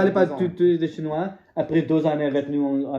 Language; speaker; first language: French; non-native, learner; English